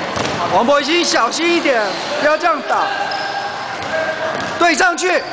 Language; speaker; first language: Chinese; native; Chinese